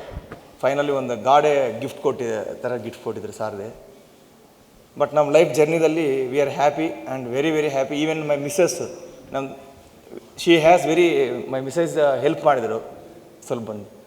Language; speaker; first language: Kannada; non-native, local second language; Telugu